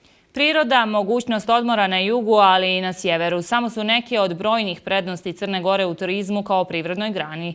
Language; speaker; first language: Bosnian; native; Bosnian